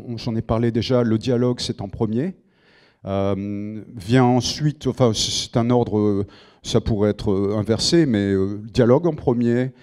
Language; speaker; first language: French; native; French